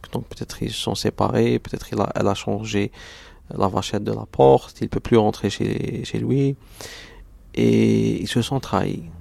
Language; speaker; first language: French; non-native, local second language; Arabic